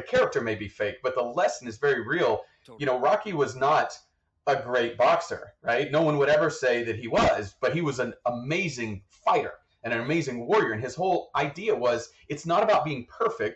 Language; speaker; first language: English; native; English